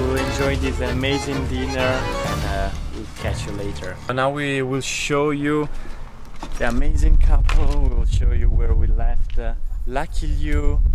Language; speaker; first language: English; non-native, learner; Italian